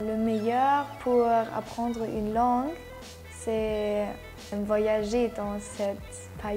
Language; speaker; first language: French; non-native, learner; German